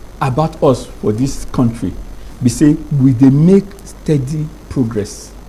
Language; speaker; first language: Nigerian Pidgin; non-native, local second language; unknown